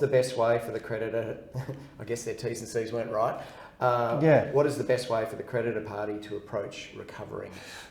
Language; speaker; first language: English; native; English